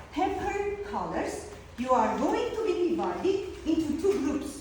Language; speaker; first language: English; non-native, fluent; Armenian